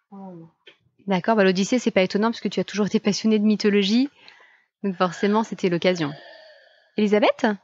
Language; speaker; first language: French; native; French